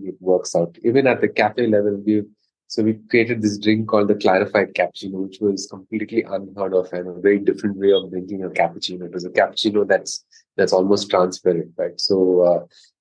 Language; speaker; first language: English; non-native, local second language; Konkani